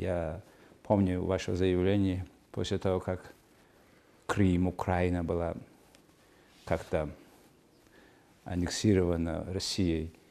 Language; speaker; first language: Russian; non-native, fluent; Mongolian